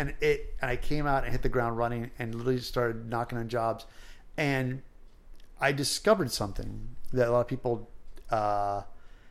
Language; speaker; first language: English; native; English